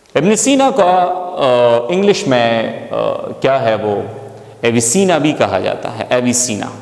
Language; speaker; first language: Urdu; non-native, local second language; Pashto